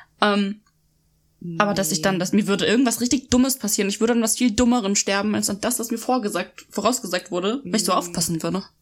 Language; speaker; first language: German; native; German